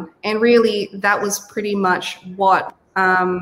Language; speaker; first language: English; native; English